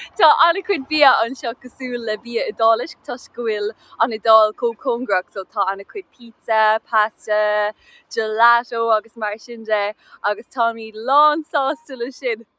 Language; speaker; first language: Irish; native; Irish